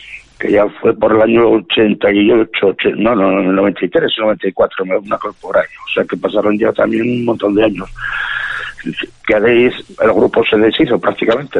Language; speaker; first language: Spanish; native; Spanish